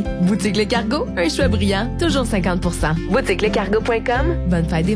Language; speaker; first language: French; native; French